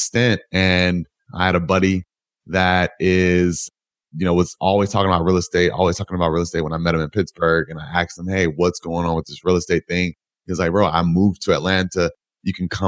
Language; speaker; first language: English; native; English